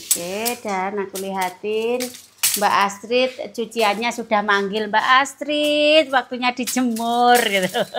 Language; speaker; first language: Indonesian; non-native, local second language; Javanese